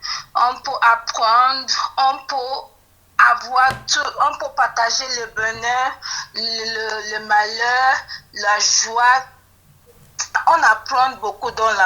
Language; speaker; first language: French; non-native, fluent; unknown